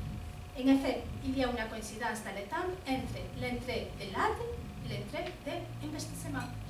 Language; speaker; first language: French; non-native, fluent; Spanish